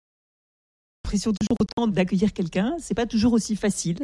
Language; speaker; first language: French; native; French